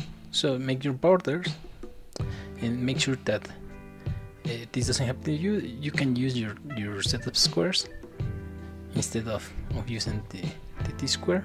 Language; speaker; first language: English; non-native, fluent; Spanish